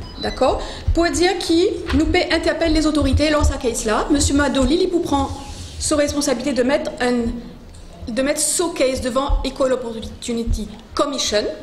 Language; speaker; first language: French; non-native, local second language; Morisyen